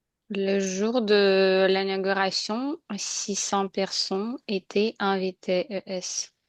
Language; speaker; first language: French; non-native, learner; Ukrainian